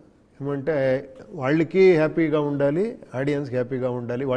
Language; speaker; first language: Telugu; non-native, learner; Kannada